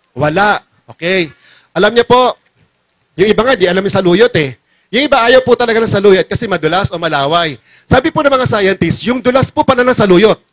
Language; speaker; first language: Filipino; non-native, local second language; Bikol